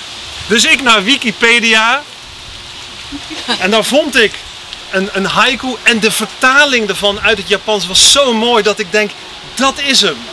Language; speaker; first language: Dutch; native; Dutch